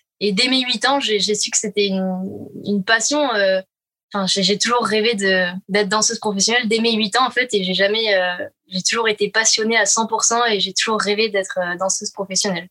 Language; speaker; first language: French; native; French